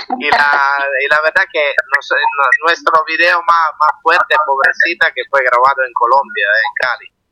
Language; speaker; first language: Spanish; non-native, fluent; Italian